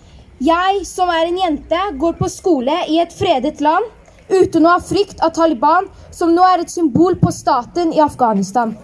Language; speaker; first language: Norwegian; early bilingual, other home language; Persian